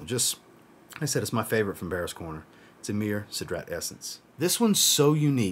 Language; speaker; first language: English; native; English